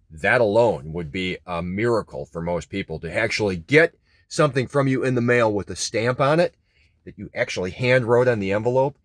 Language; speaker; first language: English; native; English